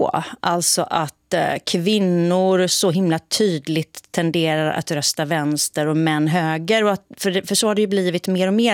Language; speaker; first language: Swedish; native; Swedish